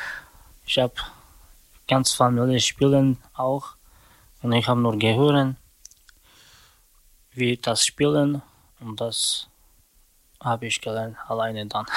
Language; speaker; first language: German; non-native, learner; Slovak